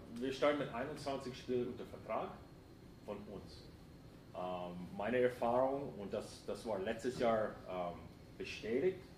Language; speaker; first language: German; non-native, fluent; English